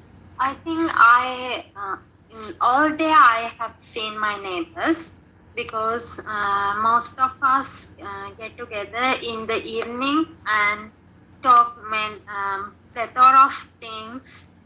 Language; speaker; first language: English; non-native, learner; Sinhala